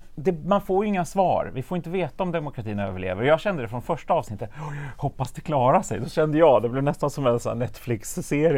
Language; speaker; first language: Swedish; native; Swedish